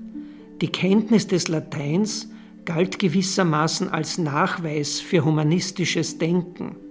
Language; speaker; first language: German; native; German